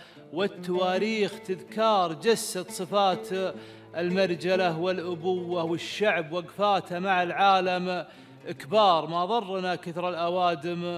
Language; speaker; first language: Arabic; native; Arabic